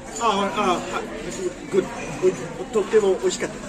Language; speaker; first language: English; non-native, learner; Japanese